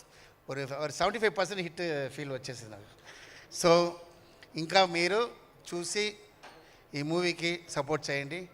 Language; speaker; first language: Telugu; non-native, learner; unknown